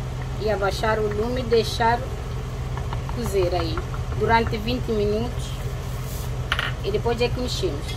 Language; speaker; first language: Portuguese; non-native, local second language; Upper Guinea Crioulo